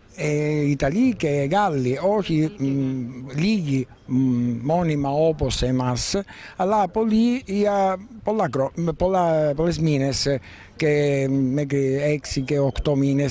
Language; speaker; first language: Greek; non-native, learner; Italian